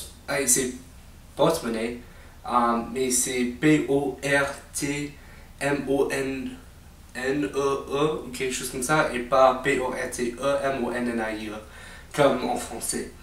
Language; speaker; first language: French; non-native, fluent; English